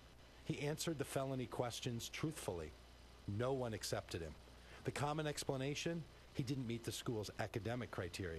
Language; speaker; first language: English; native; English